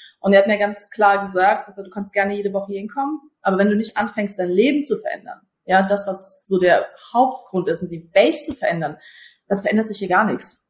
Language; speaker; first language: German; early bilingual, other home language; Russian